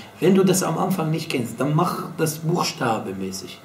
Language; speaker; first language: German; non-native, fluent; Arabic